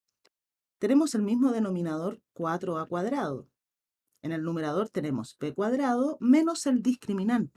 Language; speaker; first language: Spanish; native; Spanish